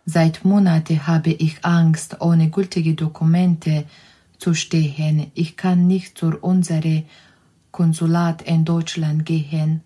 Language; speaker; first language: German; non-native, fluent; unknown